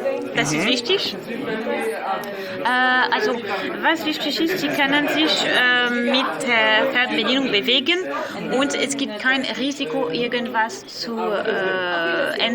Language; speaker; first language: German; non-native, learner; French